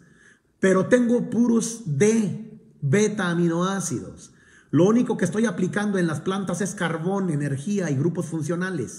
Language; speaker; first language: Spanish; native; Spanish